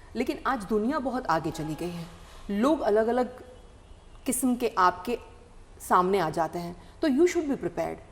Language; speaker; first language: Hindi; non-native, local second language; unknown